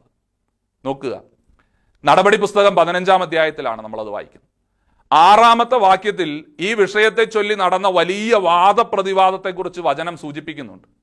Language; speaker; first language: Malayalam; native; Malayalam